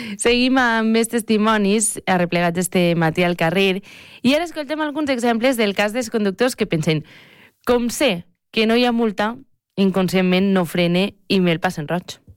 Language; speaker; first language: Catalan; native; Catalan